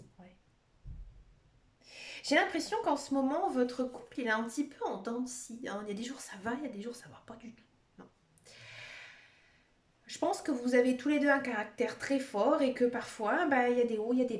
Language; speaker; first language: French; native; French